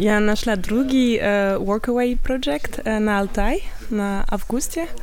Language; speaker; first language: Russian; non-native, learner; French